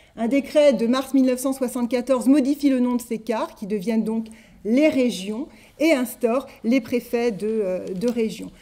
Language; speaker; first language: French; native; French